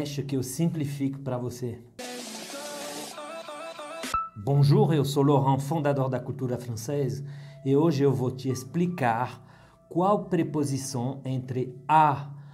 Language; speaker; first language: Portuguese; non-native, fluent; French